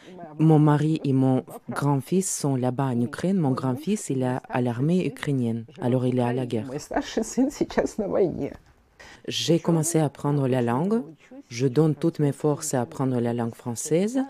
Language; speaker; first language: French; non-native, learner; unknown